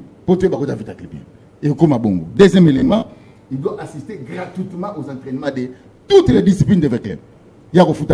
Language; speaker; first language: French; non-native, local second language; Lingala